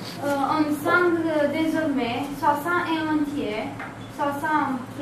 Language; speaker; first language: French; non-native, learner; Romanian